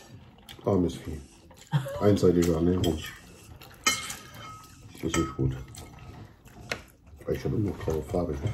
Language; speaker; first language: German; native; German